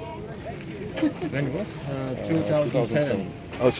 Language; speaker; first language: English; non-native, learner; Slovak